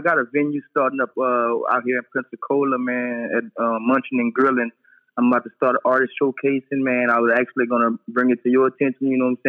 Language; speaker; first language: English; native; English